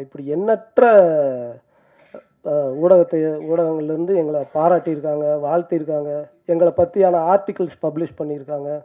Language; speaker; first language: Tamil; native; Tamil